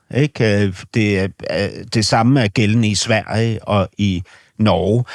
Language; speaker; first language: Danish; native; Danish